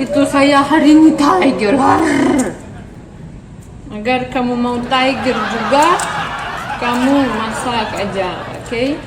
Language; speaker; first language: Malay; non-native, learner; Russian